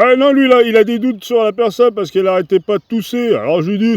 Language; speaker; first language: French; native; French